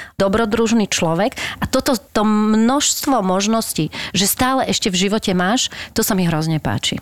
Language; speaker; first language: Slovak; native; Slovak